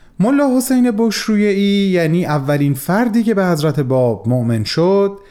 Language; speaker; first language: Persian; native; Persian